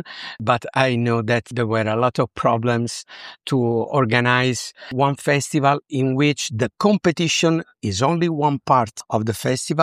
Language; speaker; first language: English; non-native, learner; Italian